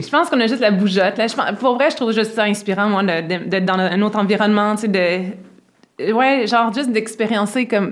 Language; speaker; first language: French; native; French